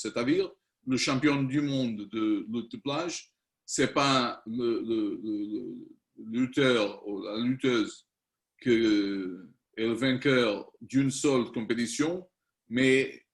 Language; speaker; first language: French; non-native, learner; Spanish